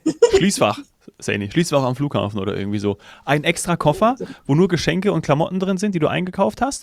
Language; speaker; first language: German; native; German